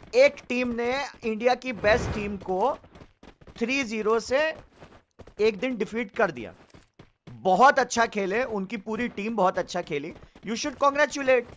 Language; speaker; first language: Hindi; native; Hindi